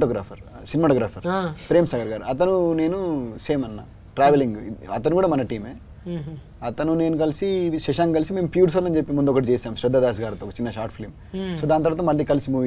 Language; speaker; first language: Telugu; native; Telugu